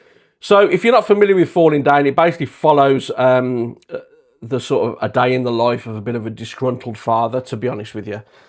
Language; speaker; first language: English; native; English